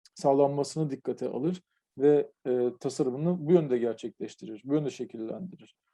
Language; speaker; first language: Turkish; native; Turkish